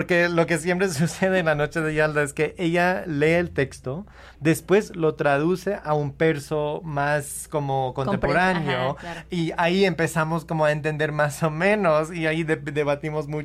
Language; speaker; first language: Spanish; early bilingual, heritage; Spanish